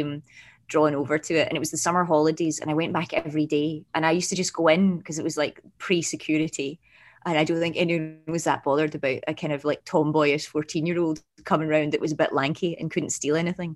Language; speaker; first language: English; native; English